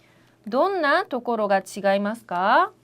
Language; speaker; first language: Japanese; non-native, fluent; Korean